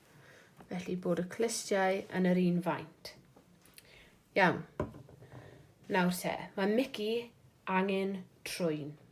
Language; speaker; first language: Welsh; non-native, local second language; English